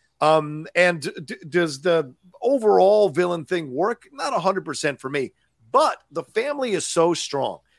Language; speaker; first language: English; native; English